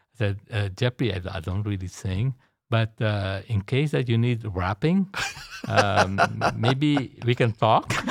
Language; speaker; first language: English; non-native, local second language; Filipino